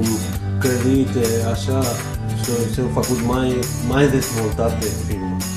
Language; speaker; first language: Romanian; non-native, learner; Spanish